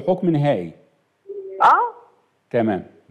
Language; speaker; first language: Arabic; native; Arabic